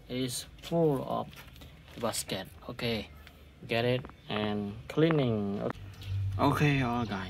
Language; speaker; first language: English; non-native, learner; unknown